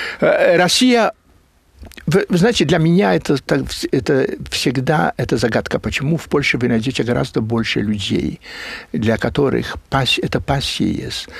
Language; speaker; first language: Russian; early bilingual, heritage; Russian